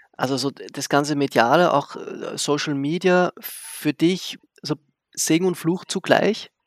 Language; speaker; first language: German; native; German